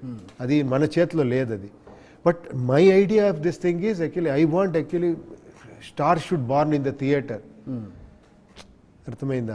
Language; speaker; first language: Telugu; non-native, learner; Kannada